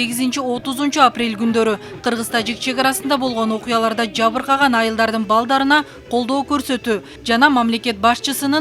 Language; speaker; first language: Kyrgyz; native; Kyrgyz